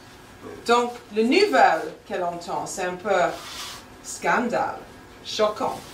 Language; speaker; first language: French; non-native, fluent; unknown